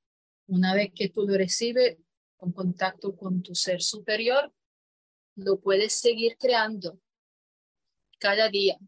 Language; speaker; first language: Spanish; non-native, fluent; Croatian